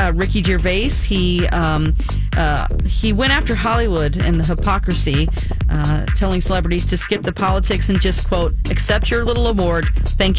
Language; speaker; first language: English; native; English